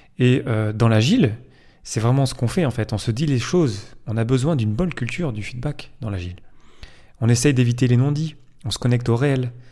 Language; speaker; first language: French; native; French